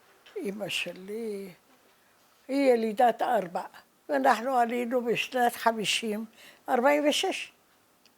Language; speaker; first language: Hebrew; early bilingual, other home language; Arabic